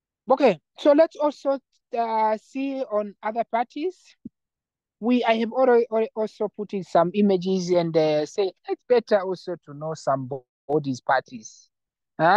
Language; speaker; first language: English; non-native, fluent; Rundi